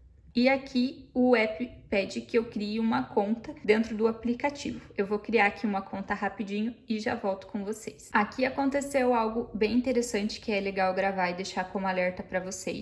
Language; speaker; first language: Portuguese; native; Portuguese